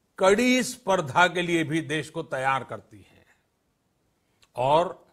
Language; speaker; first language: Hindi; non-native, local second language; Gujarati